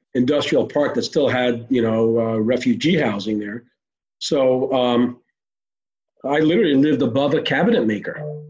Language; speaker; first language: English; early bilingual, other home language; Hebrew